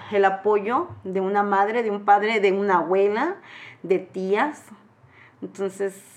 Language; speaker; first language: Spanish; native; Spanish